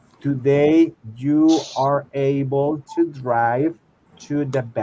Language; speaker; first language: English; non-native, fluent; Spanish